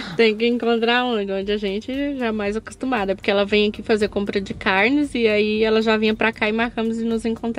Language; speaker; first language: Portuguese; native; Portuguese